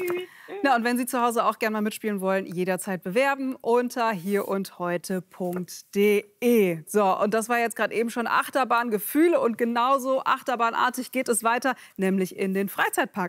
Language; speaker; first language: German; native; German